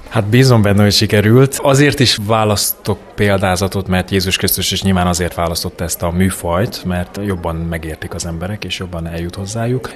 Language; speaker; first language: Hungarian; native; Hungarian